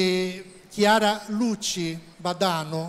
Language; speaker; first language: Italian; non-native, learner; Portuguese